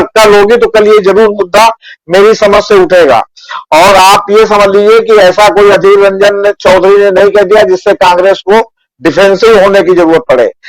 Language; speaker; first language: Hindi; native; Hindi